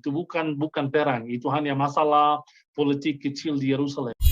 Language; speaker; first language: Indonesian; non-native, fluent; Hebrew